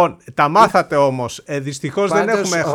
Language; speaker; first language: Greek; native; Greek